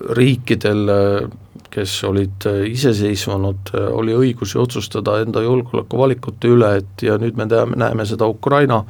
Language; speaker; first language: Estonian; native; Estonian